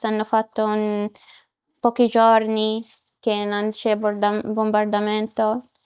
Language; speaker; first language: Italian; non-native, learner; Arabic